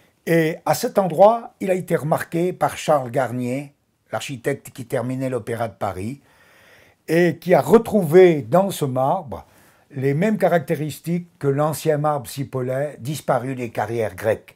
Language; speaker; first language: French; native; French